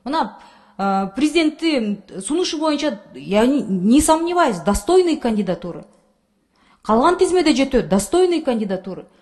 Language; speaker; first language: Russian; non-native, local second language; Kyrgyz